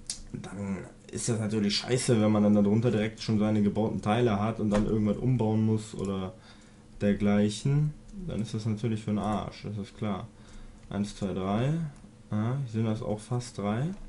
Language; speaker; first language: German; native; German